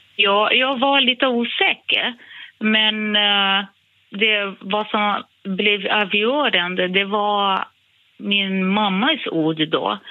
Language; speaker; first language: Swedish; non-native, fluent; Portuguese